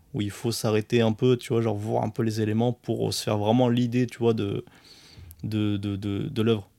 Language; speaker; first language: French; early bilingual, other home language; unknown